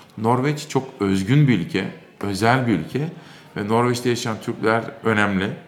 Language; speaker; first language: Turkish; native; Turkish